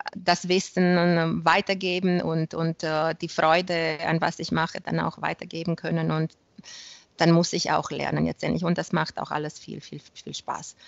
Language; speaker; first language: German; non-native, fluent; Romanian